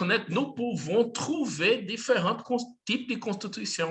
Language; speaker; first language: French; non-native, learner; Portuguese